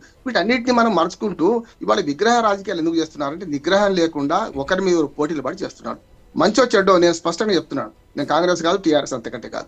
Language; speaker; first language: Telugu; native; Telugu